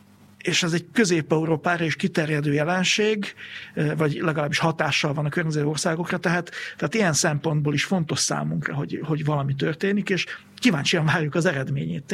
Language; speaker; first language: Hungarian; native; Hungarian